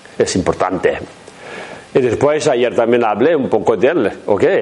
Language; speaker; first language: Spanish; non-native, learner; Chinese